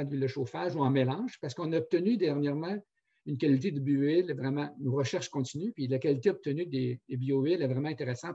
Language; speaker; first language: French; native; French